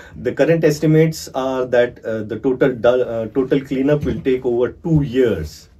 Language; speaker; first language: English; non-native, local second language; Marathi